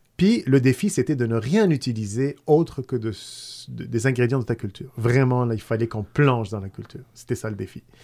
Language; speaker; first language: French; non-native, local second language; Arabic